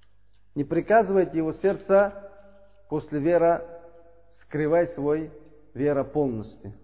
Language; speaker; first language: Russian; non-native, learner; Uzbek